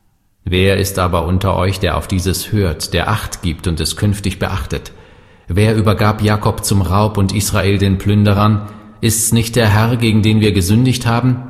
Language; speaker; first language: German; native; German